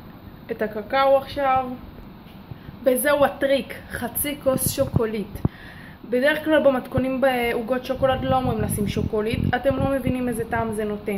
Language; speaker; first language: Hebrew; native; Hebrew